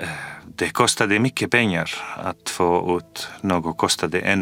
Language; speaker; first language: Swedish; non-native, fluent; Arabic